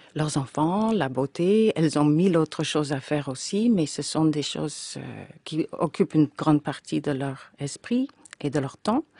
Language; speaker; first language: French; non-native, fluent; English